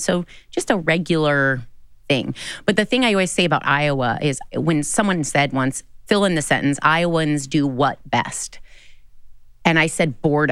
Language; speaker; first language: English; native; English